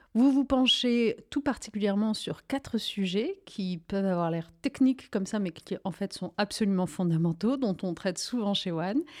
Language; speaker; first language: French; early bilingual, other home language; Riffian